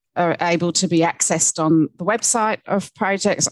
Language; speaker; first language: English; native; English